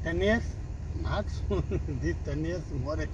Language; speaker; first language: English; non-native, learner; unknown